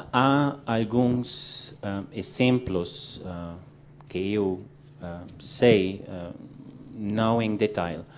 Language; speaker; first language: Portuguese; non-native, learner; English